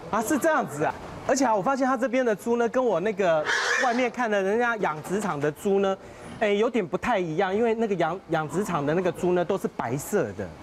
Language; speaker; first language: Chinese; native; Chinese